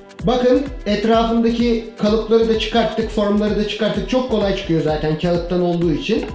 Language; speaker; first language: Turkish; native; Turkish